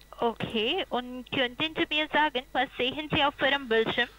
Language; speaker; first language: German; non-native, learner; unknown